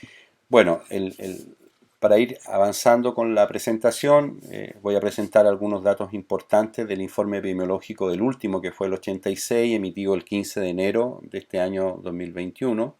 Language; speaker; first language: Spanish; native; Spanish